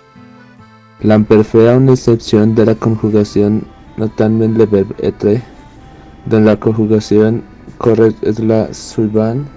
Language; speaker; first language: French; non-native, learner; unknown